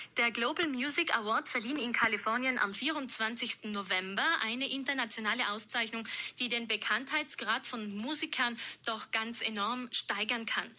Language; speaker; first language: German; native; German